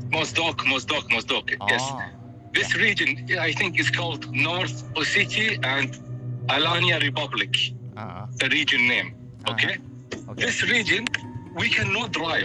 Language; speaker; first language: English; non-native, fluent; Arabic